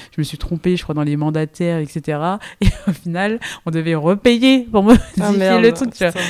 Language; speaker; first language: French; native; French